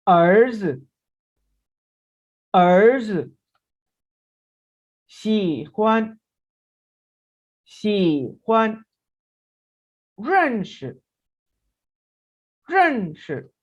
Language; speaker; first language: Chinese; non-native, fluent; Urdu